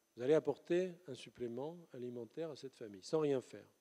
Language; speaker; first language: French; native; French